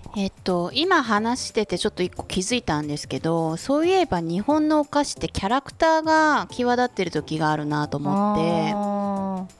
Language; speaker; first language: Japanese; non-native, fluent; Korean